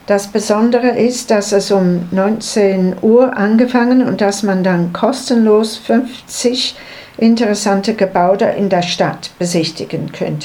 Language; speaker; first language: German; non-native, learner; English